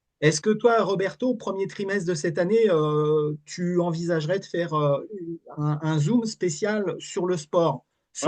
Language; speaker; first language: French; native; French